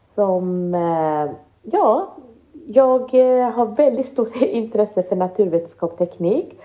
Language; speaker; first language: Swedish; early bilingual, other home language; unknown